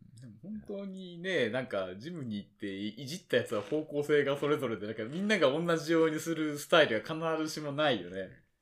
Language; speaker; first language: Japanese; native; Japanese